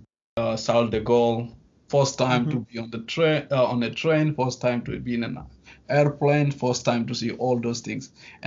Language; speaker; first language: English; non-native, fluent; Fula